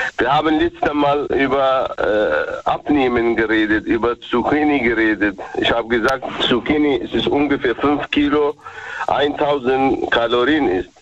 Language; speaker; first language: German; non-native, learner; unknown